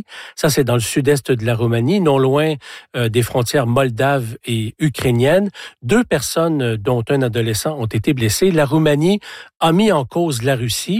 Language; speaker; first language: French; native; French